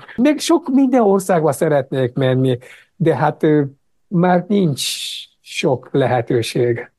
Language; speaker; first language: Hungarian; non-native, fluent; Japanese